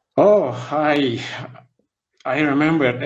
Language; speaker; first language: English; non-native, learner; Spanish